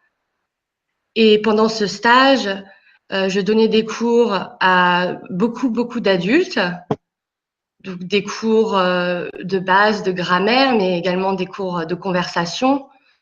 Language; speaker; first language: French; native; French